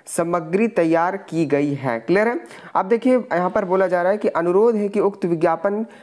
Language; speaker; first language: Hindi; native; Hindi